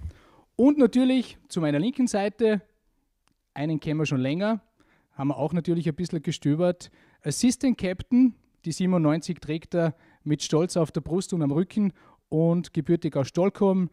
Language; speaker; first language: German; native; German